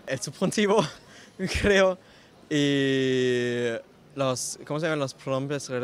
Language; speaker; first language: Spanish; non-native, fluent; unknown